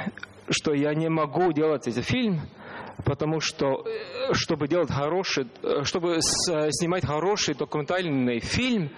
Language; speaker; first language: Russian; non-native, learner; Estonian